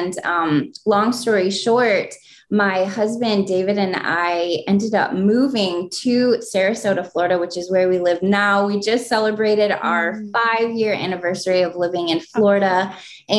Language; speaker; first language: English; native; English